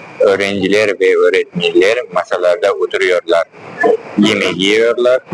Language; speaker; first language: Turkish; non-native, fluent; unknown